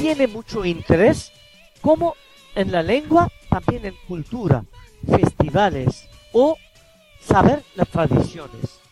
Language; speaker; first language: Spanish; non-native, fluent; Bangla